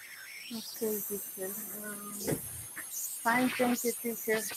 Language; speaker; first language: English; non-native, learner; Spanish